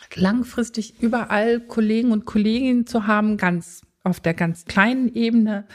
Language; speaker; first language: German; early bilingual, other home language; Turkish